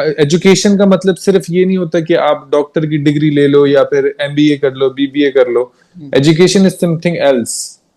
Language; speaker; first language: Hindi; native; Hindi